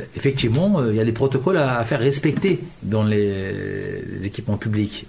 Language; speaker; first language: French; early bilingual, other home language; Turkish